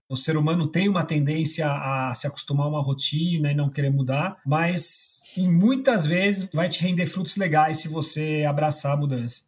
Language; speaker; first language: Portuguese; early bilingual, other home language; Spanish